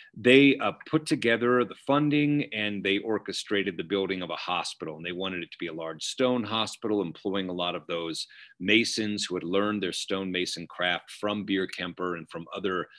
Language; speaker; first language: English; native; English